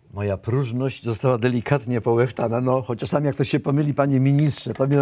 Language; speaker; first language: Polish; native; Polish